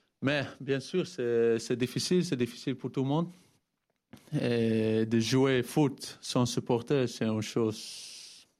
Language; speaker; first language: French; non-native, fluent; Dutch